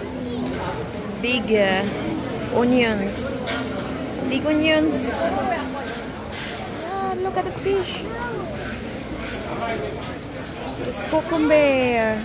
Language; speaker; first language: English; non-native, local second language; Cebuano